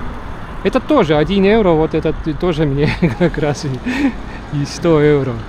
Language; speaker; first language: Russian; non-native, local second language; Estonian